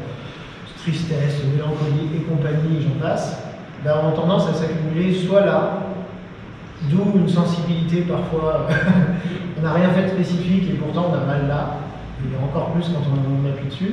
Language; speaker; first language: French; native; French